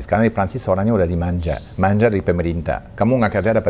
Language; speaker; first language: Indonesian; non-native, fluent; French